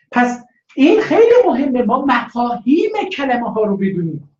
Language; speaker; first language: Persian; non-native, local second language; Azerbaijani